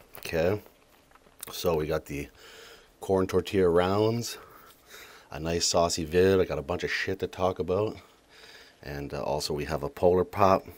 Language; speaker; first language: English; native; English